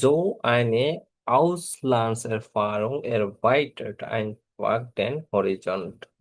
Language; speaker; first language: German; non-native, fluent; Bangla